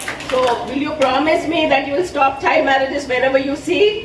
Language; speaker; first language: English; non-native, local second language; Telugu